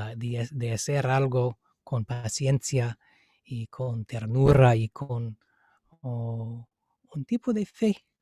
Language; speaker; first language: Spanish; non-native, fluent; English